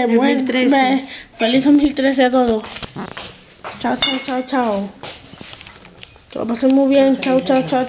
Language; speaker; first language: Spanish; native; Spanish